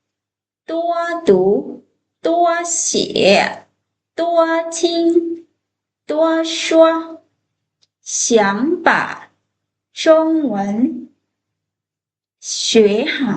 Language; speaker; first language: Chinese; non-native, fluent; Lao